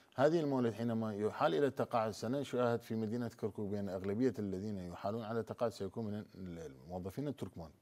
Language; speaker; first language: Arabic; non-native, local second language; Turkmen